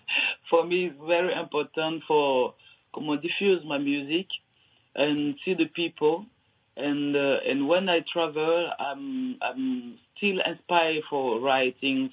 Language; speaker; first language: English; non-native, learner; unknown